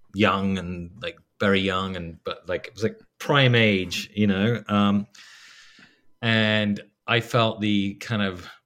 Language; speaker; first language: English; native; English